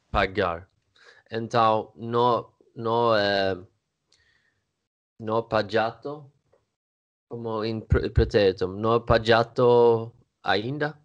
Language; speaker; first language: Portuguese; non-native, learner; Swedish